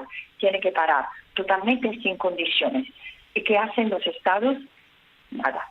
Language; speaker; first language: Spanish; non-native, fluent; Italian